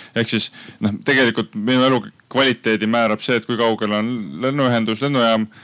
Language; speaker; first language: Estonian; native; Estonian